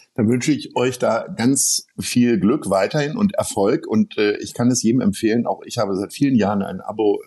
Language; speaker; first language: German; native; German